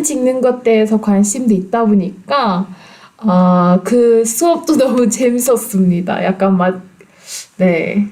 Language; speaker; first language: Korean; non-native, fluent; Turkish